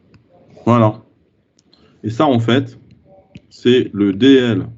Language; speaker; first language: French; native; French